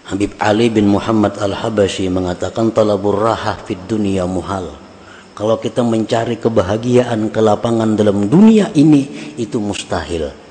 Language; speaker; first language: Indonesian; non-native, local second language; Banjar